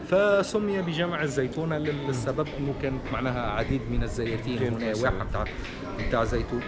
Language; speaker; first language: Arabic; native; Arabic